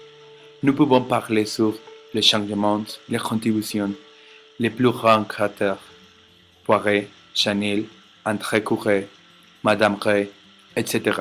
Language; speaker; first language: French; non-native, learner; Spanish